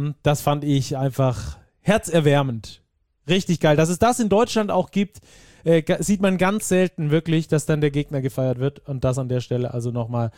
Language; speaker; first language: German; native; German